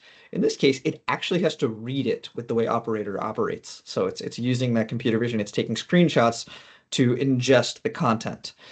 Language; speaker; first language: English; native; English